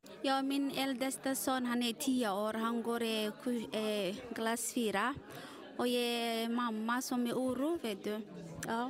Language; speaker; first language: Swedish; non-native, local second language; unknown